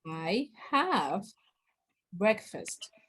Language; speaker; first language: English; non-native, learner; Spanish